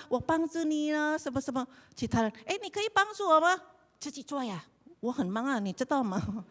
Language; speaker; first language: Chinese; non-native, learner; Indonesian